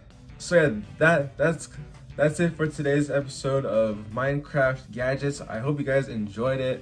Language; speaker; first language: English; native; English